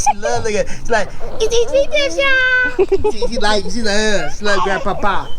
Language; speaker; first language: English; native; English